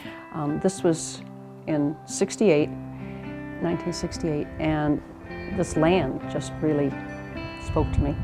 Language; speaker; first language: English; native; English